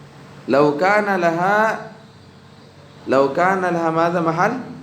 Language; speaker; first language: Arabic; non-native, fluent; Indonesian